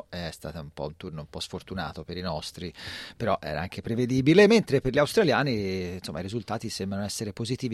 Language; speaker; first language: Italian; native; Italian